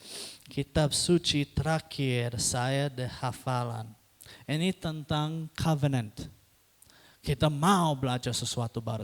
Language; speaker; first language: Indonesian; non-native, fluent; English